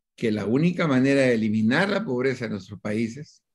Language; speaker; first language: Spanish; native; Spanish